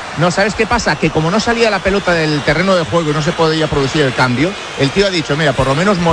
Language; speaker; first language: Spanish; native; Spanish